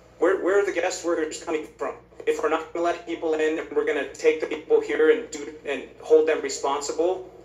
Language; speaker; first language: English; native; English